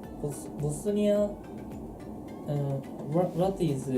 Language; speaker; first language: English; non-native, learner; Japanese